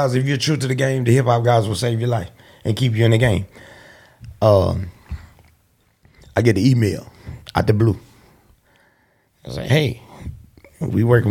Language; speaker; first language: English; native; English